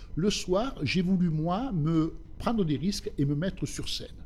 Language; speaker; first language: French; native; French